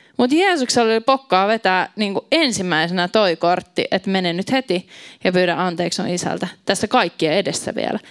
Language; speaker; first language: Finnish; native; Finnish